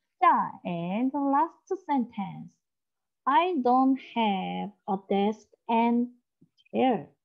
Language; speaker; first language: English; non-native, learner; Korean